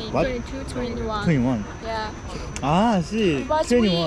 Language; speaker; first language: English; non-native, learner; Korean